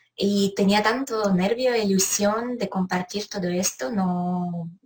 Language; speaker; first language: Spanish; non-native, fluent; Ukrainian